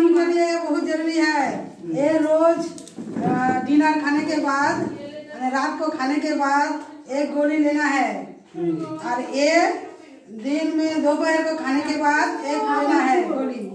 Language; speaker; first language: Hindi; non-native, local second language; Bangla